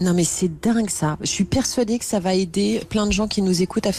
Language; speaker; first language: French; native; French